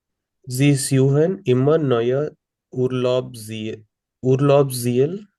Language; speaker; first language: German; non-native, learner; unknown